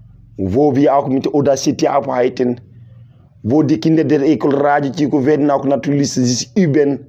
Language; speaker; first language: German; non-native, local second language; Bambara